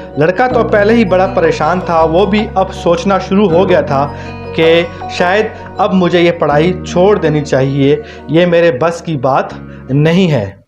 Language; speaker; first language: Urdu; native; Urdu